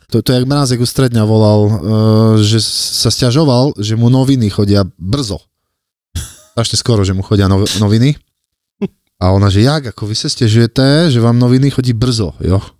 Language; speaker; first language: Slovak; native; Slovak